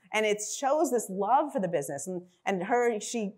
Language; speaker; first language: English; native; English